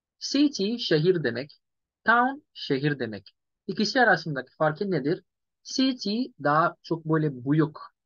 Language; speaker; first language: Turkish; non-native, fluent; Yoruba